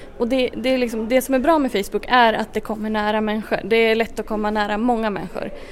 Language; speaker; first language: Swedish; native; Swedish